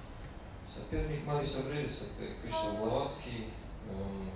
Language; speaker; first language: Russian; native; Russian